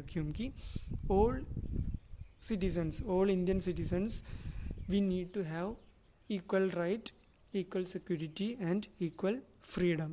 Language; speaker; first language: Hindi; non-native, local second language; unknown